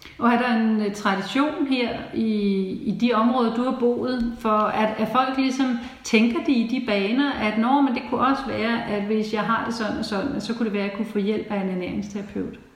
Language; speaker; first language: Danish; native; Danish